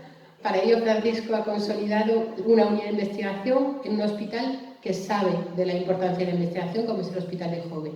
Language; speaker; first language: Spanish; native; Spanish